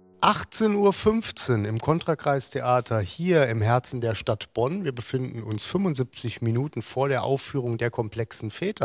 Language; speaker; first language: German; native; German